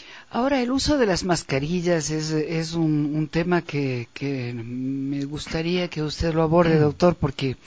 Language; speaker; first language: Spanish; native; Spanish